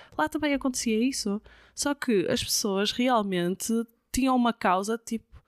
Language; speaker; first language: Portuguese; non-native, fluent; Dutch